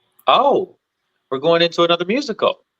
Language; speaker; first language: English; native; English